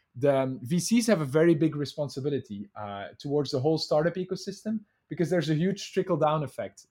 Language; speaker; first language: English; non-native, fluent; Dutch